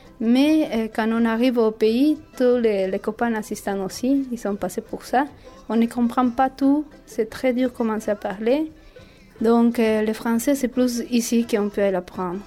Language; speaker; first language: French; non-native, fluent; Spanish